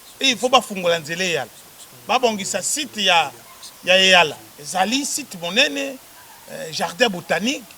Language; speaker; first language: Lingala; native; Lingala